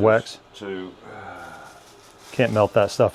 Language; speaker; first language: English; native; English